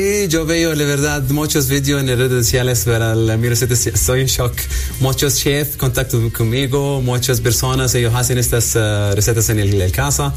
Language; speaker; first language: Spanish; non-native, learner; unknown